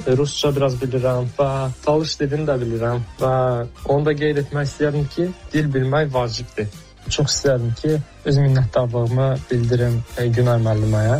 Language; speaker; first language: Azerbaijani; early bilingual, heritage; Azerbaijani